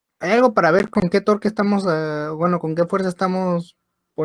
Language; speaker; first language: Spanish; native; Spanish